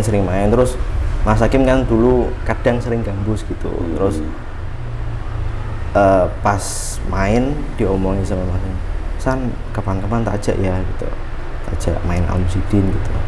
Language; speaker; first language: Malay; non-native, local second language; Javanese